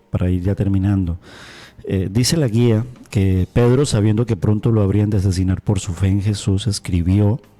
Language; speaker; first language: Spanish; native; Spanish